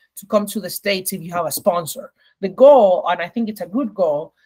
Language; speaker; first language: English; early bilingual, other home language; Spanish